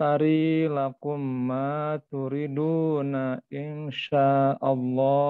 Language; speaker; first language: Arabic; non-native, learner; Indonesian